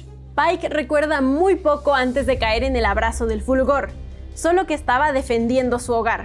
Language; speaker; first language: Spanish; native; Spanish